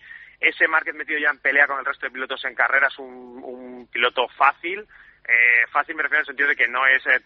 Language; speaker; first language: Spanish; native; Spanish